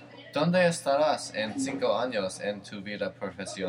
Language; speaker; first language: Spanish; non-native, learner; English